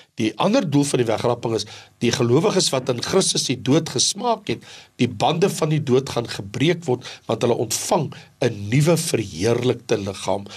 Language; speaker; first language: Afrikaans; native; Afrikaans